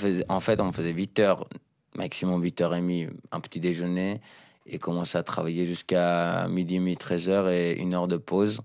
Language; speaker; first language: French; non-native, fluent; Persian